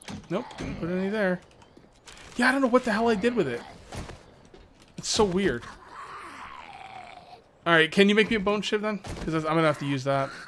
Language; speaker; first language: English; native; English